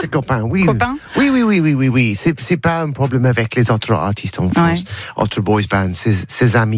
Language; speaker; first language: French; non-native, learner; English